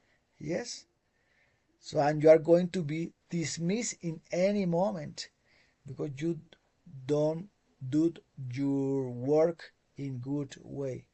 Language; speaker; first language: English; non-native, fluent; Spanish